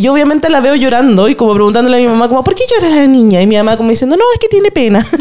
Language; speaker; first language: Spanish; native; Spanish